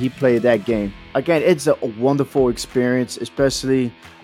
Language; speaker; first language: English; native; English